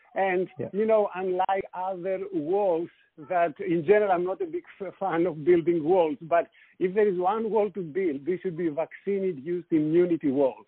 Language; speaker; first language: English; non-native, fluent; Greek